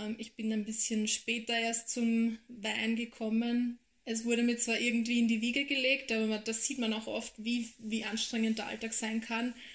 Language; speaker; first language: German; native; German